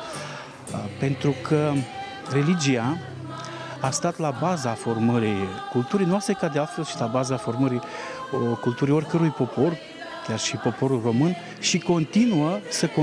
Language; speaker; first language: Romanian; non-native, local second language; Russian